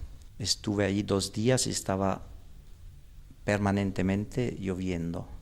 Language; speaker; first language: Spanish; non-native, fluent; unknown